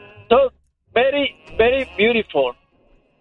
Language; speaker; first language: English; non-native, learner; Spanish